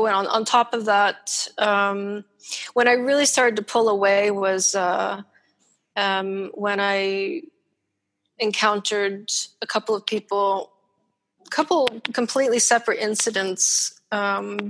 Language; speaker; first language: English; native; English